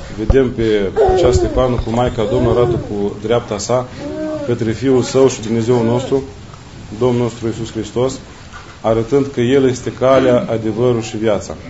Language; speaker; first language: Romanian; native; Romanian